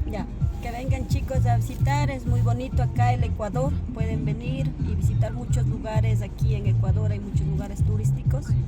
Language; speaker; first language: Spanish; native; Spanish